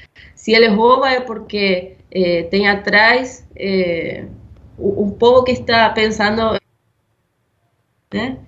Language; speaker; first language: Portuguese; non-native, fluent; Spanish